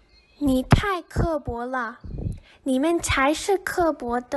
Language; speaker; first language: Chinese; non-native, learner; English